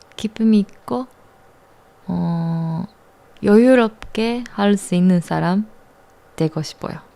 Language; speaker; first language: Korean; non-native, learner; Japanese